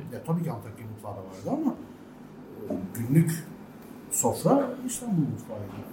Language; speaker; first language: Turkish; non-native, local second language; Armenian